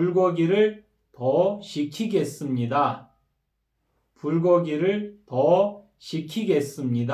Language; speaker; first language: Korean; non-native, fluent; Kyrgyz